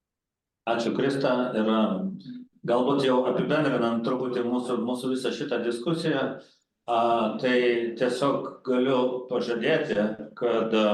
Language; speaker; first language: Lithuanian; native; Lithuanian